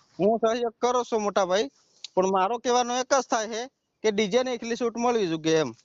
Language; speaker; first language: Gujarati; non-native, local second language; Bhili